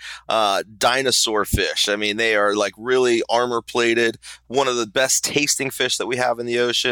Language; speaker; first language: English; native; English